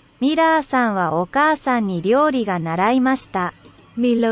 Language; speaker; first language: Japanese; non-native, learner; Vietnamese